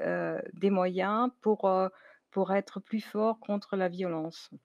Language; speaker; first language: French; non-native, fluent; German